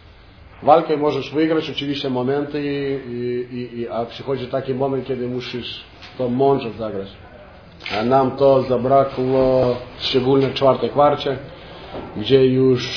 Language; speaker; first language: Polish; non-native, fluent; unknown